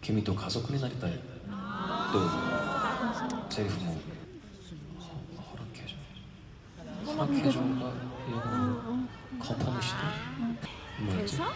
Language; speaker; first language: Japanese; non-native, fluent; Korean